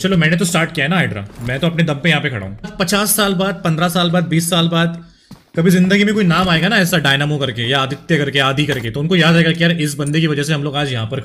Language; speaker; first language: Hindi; native; Hindi